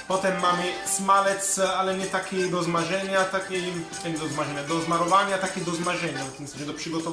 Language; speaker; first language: Polish; non-native, learner; Italian